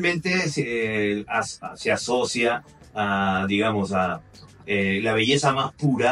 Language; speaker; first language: Spanish; native; Spanish